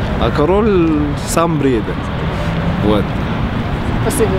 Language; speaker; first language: Russian; non-native, learner; Arabic